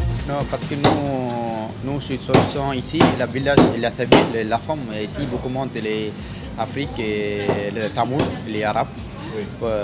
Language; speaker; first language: French; non-native, learner; Tamil